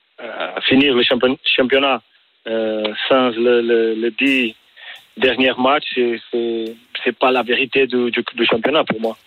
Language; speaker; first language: French; non-native, learner; Portuguese